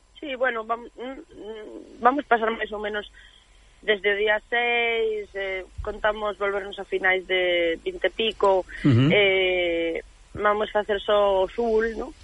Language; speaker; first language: Galician; native; Galician